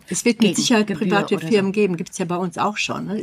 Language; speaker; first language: German; native; German